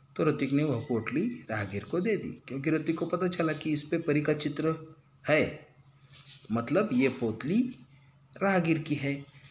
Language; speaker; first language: Hindi; non-native, local second language; Marathi